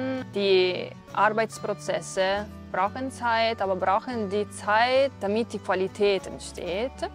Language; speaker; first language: German; non-native, fluent; Italian